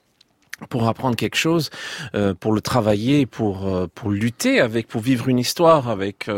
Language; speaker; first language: French; non-native, fluent; English